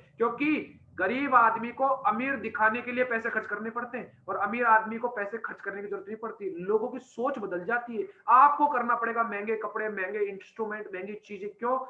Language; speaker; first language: Hindi; native; Hindi